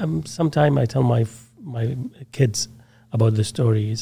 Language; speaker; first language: English; non-native, learner; Arabic